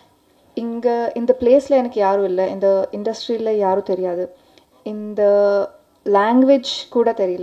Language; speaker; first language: Tamil; non-native, learner; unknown